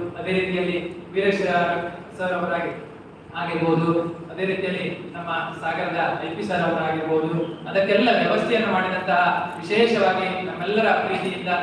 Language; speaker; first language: Kannada; native; Kannada